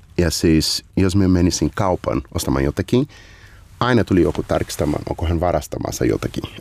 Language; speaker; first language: Finnish; non-native, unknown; Portuguese